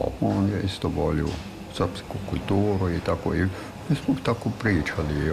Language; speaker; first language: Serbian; non-native, fluent; German